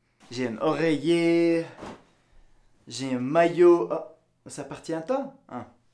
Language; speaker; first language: French; non-native, fluent; English